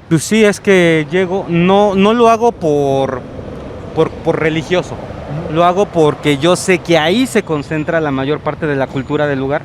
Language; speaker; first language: Spanish; native; Spanish